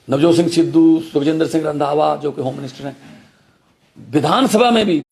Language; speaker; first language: Hindi; non-native, local second language; Punjabi